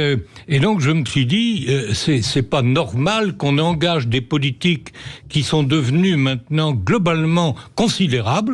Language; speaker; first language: French; native; French